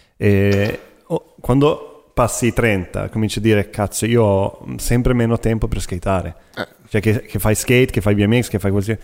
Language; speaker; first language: Italian; native; Italian